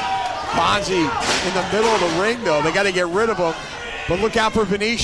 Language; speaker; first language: English; native; English